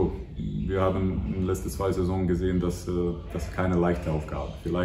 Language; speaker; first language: German; non-native, fluent; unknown